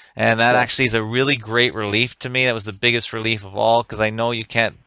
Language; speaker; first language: English; native; English